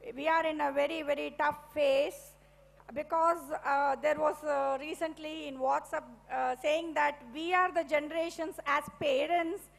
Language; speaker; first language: English; non-native, local second language; Tamil